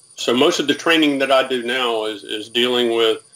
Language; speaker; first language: English; native; English